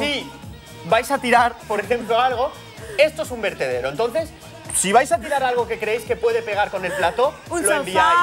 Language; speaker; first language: Spanish; native; Spanish